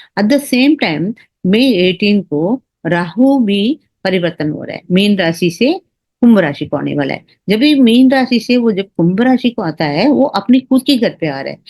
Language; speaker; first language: Hindi; non-native, local second language; Tamil